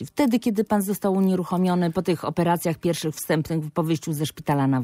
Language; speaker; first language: Polish; native; Polish